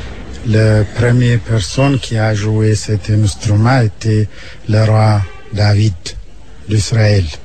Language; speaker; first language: French; non-native, learner; Amharic